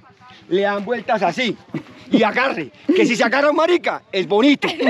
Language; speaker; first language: Spanish; native; Spanish